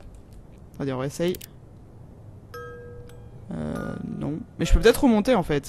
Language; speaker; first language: French; native; French